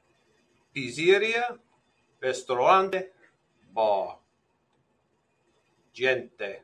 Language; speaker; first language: Italian; non-native, learner; English